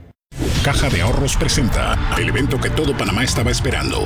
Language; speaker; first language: Spanish; native; Spanish